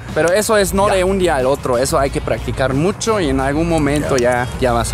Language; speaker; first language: Spanish; non-native, fluent; German